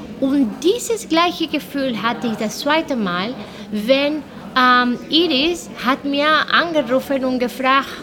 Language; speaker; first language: German; non-native, fluent; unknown